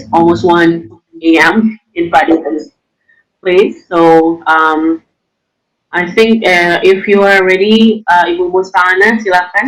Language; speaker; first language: English; non-native, fluent; Indonesian